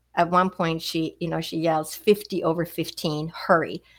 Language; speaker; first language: English; non-native, fluent; Swedish